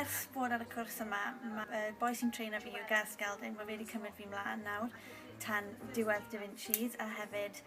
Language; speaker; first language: Welsh; native; Welsh